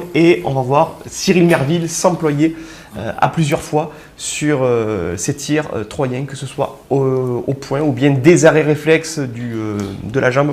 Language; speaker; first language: French; native; French